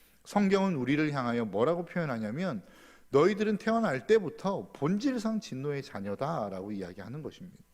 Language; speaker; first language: Korean; native; Korean